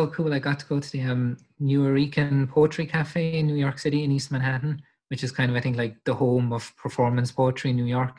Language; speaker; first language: English; native; English